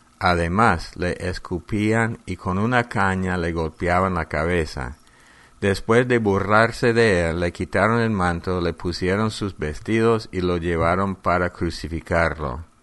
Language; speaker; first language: Spanish; non-native, fluent; English